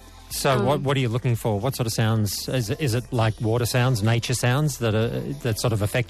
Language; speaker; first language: English; native; English